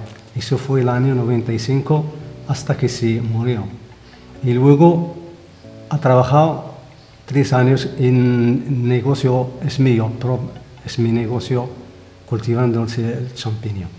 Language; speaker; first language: Spanish; non-native, fluent; Arabic